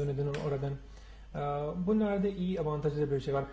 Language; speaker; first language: Turkish; non-native, learner; Urdu